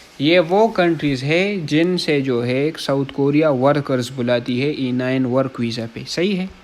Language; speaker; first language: Urdu; non-native, local second language; Punjabi